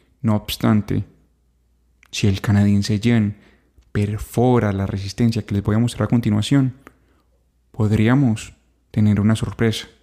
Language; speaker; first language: Spanish; native; Spanish